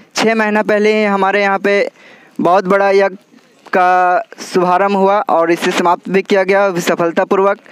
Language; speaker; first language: Hindi; native; Hindi